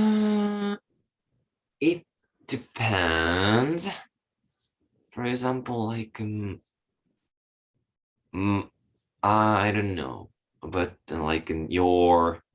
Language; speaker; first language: English; non-native, learner; Japanese